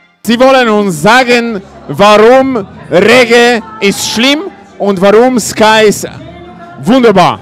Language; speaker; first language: German; non-native, learner; Polish